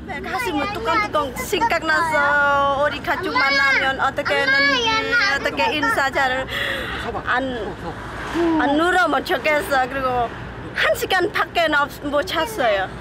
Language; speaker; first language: Korean; non-native, learner; Khmer